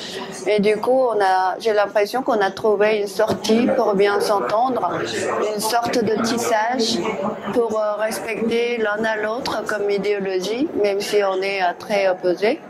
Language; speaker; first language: French; non-native, fluent; Korean